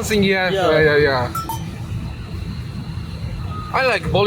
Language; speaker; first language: English; non-native, learner; Japanese